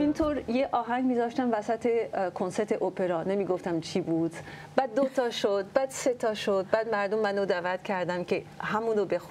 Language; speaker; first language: Persian; early bilingual, heritage; French